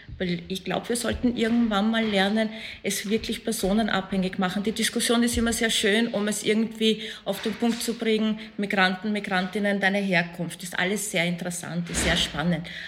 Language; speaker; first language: German; early bilingual, other home language; Persian